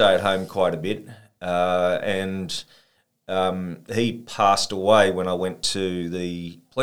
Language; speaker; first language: English; native; English